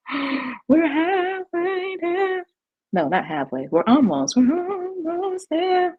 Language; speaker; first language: English; native; English